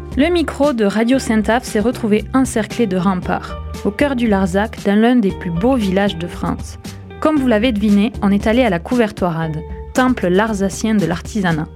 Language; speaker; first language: French; native; French